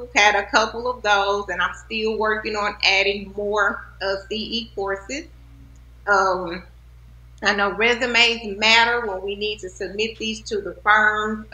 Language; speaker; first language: English; native; English